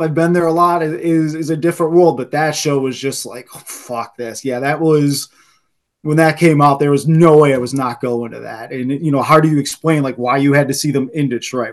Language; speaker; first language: English; native; English